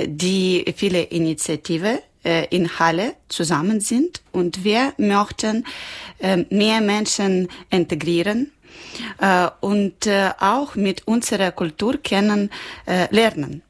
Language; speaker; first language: German; non-native, learner; Ukrainian